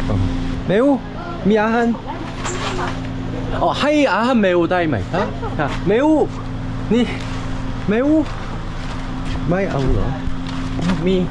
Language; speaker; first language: Thai; non-native, learner; Korean